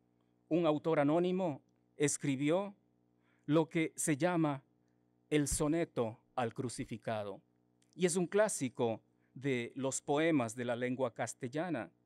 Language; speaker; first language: Spanish; native; Spanish